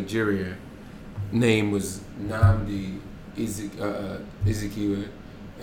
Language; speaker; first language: English; native; English